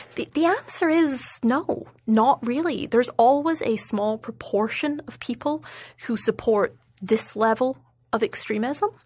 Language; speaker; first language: English; native; English